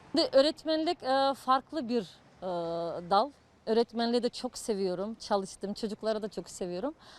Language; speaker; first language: Turkish; non-native, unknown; Russian